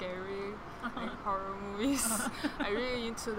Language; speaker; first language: English; non-native, fluent; Chinese